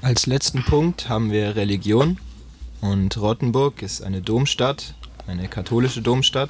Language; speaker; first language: German; native; German